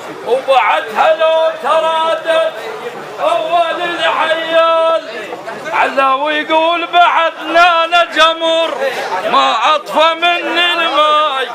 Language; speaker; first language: Arabic; native; Arabic